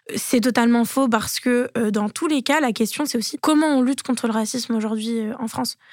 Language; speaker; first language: French; native; French